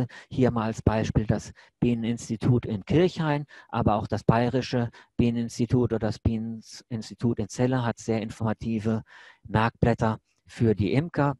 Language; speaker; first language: German; native; German